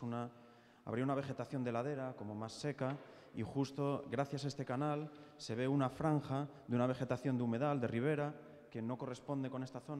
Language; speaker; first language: Spanish; native; Spanish